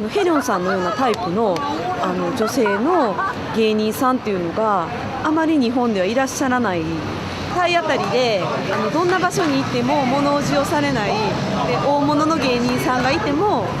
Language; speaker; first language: Japanese; native; Japanese